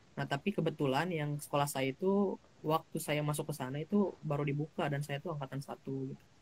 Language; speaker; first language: Indonesian; native; Indonesian